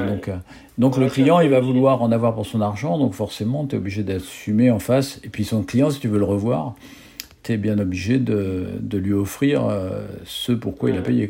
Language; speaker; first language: French; native; French